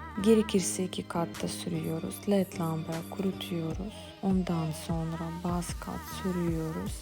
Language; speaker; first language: Turkish; non-native, fluent; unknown